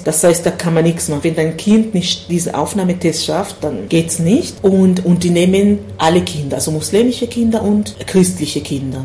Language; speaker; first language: German; non-native, fluent; Swahili